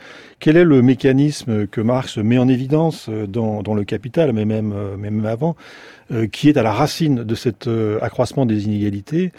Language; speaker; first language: French; native; French